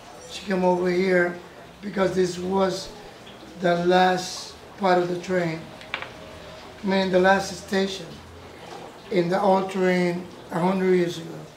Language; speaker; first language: English; non-native, local second language; Spanish